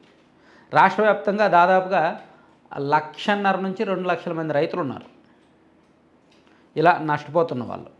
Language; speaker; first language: Telugu; native; Telugu